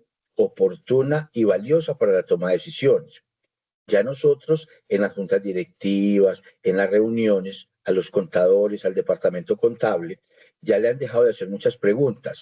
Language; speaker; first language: Spanish; native; Spanish